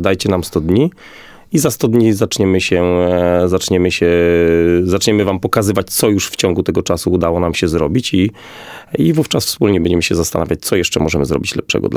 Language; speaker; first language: Polish; native; Polish